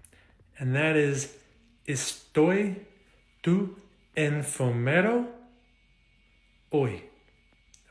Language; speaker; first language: Spanish; non-native, learner; English